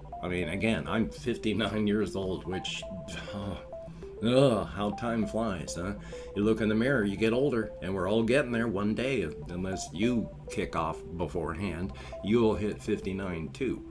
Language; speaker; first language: English; native; English